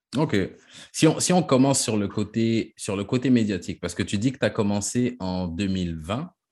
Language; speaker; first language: French; native; French